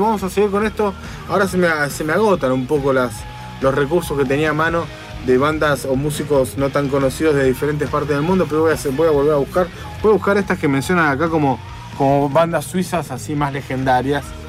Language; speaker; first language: Spanish; native; Spanish